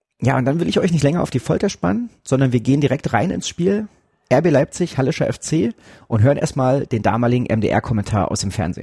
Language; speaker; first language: German; native; German